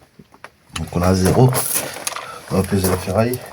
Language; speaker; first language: French; native; French